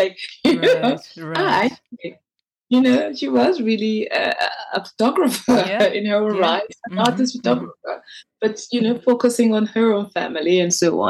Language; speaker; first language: English; non-native, local second language; Igbo